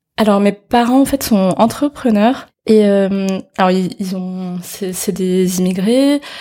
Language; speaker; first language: French; early bilingual, other home language; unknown